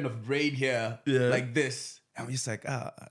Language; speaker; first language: English; non-native, local second language; Venda